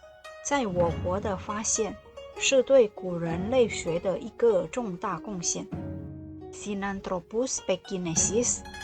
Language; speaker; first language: Chinese; non-native, fluent; Indonesian